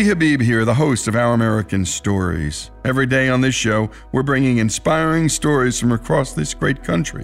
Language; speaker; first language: English; native; English